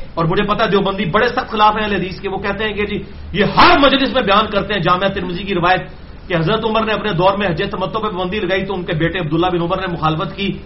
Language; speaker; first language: Urdu; non-native, local second language; Punjabi